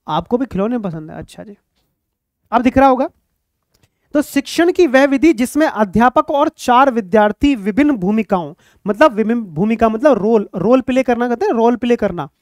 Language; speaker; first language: Hindi; native; Hindi